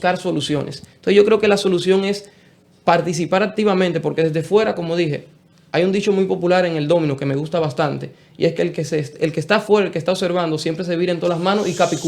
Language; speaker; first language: Spanish; native; Spanish